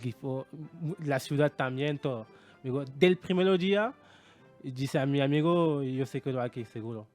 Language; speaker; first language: Spanish; non-native, learner; French